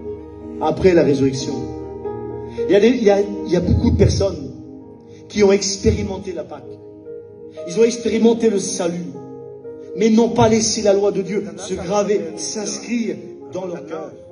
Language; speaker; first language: French; native; French